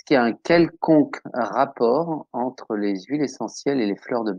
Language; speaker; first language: French; native; French